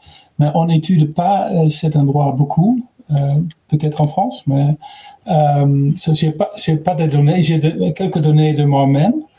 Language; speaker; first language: French; non-native, learner; Dutch